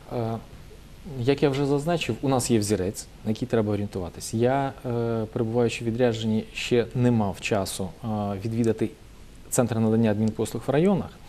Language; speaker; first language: Ukrainian; native; Ukrainian